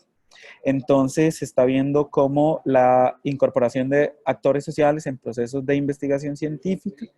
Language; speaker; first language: Spanish; native; Spanish